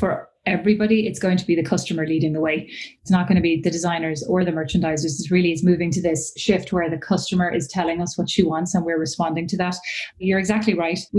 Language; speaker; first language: English; native; English